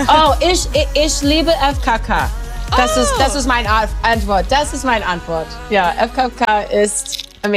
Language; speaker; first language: German; non-native, learner; English